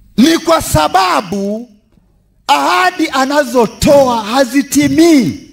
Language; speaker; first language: Swahili; non-native, local second language; Luyia